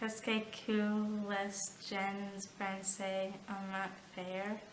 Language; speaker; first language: French; non-native, learner; English